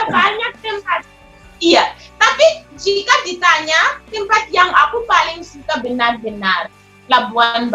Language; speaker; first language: Indonesian; non-native, fluent; Shona